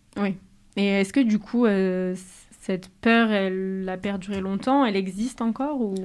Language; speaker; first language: French; native; French